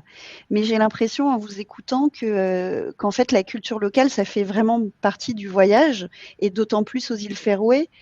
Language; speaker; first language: French; native; French